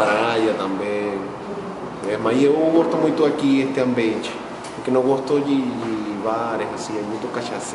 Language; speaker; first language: Portuguese; non-native, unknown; Spanish